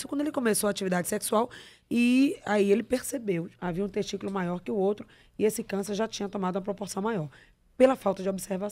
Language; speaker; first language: Portuguese; native; Portuguese